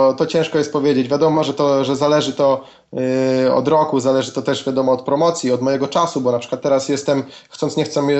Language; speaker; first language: Polish; native; Polish